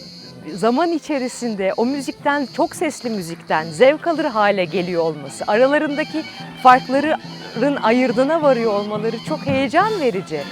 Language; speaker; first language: Turkish; native; Turkish